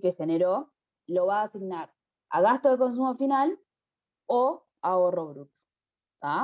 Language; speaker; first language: Spanish; native; Spanish